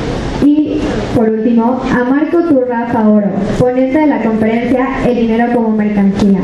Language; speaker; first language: Spanish; native; Spanish